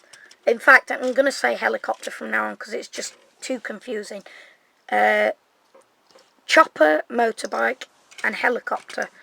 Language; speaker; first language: English; native; English